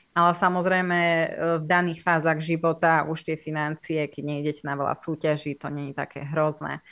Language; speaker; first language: Slovak; non-native, local second language; Hungarian